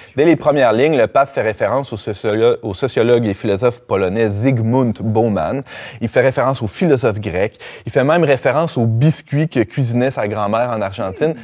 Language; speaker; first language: French; native; French